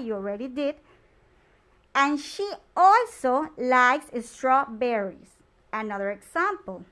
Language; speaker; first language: English; non-native, fluent; Spanish